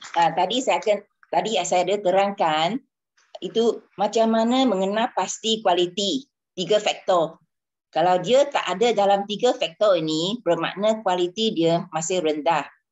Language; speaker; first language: Malay; non-native, local second language; Chinese